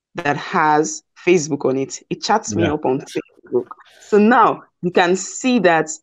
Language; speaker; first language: English; non-native, local second language; Igbo